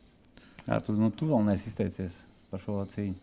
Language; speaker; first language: Latvian; native; Latvian